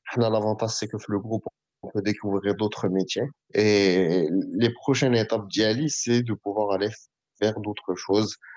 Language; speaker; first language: French; non-native, local second language; Arabic